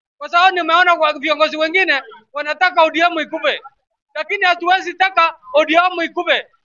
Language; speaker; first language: Swahili; non-native, local second language; Gusii